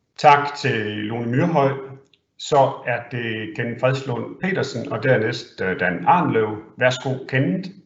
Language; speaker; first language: Danish; native; Danish